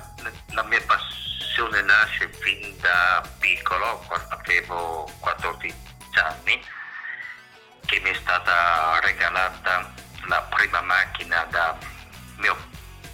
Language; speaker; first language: Italian; native; Italian